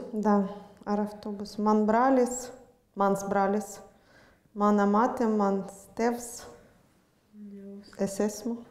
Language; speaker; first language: Latvian; non-native, learner; Russian